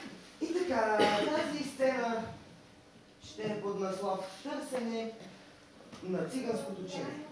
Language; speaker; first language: Bulgarian; native; Bulgarian